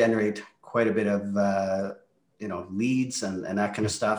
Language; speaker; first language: English; non-native, fluent; Norwegian